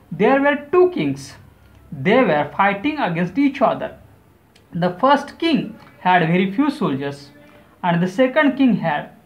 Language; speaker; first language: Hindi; non-native, local second language; Marathi